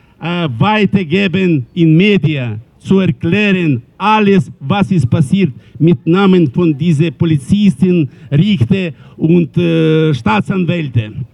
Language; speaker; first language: German; non-native, learner; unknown